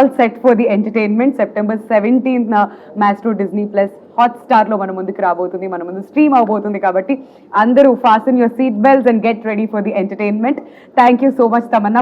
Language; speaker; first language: Telugu; native; Telugu